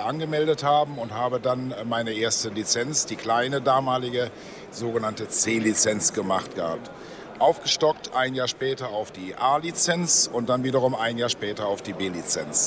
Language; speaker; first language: German; native; German